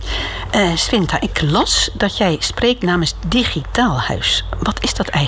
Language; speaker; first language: Dutch; native; Dutch